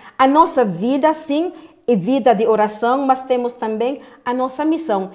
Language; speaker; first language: Portuguese; non-native, fluent; Filipino